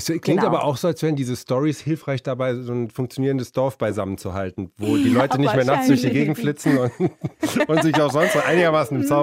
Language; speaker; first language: German; native; German